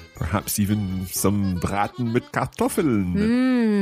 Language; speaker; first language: German; non-native, learner; English